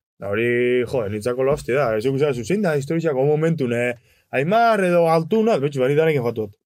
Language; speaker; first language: Basque; native; Basque